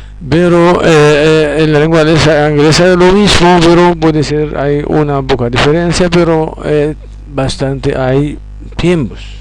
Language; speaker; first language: Spanish; non-native, fluent; Arabic